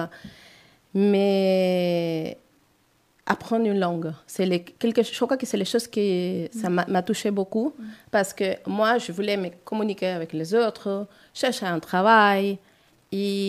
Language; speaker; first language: French; non-native, learner; Spanish